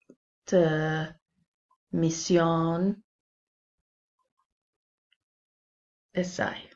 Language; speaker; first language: Albanian; non-native, learner; English